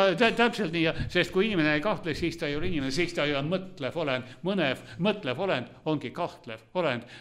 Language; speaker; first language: Estonian; non-native, local second language; Russian